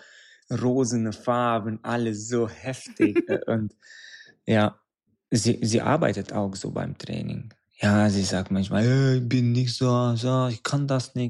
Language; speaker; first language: German; non-native, fluent; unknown